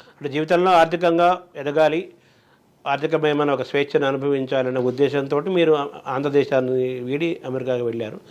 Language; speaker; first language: Telugu; native; Telugu